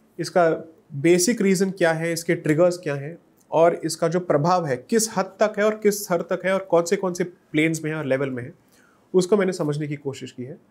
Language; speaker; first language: Hindi; non-native, local second language; Tamil